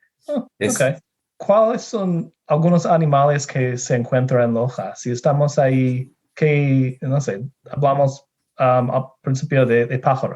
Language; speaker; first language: Spanish; non-native, fluent; English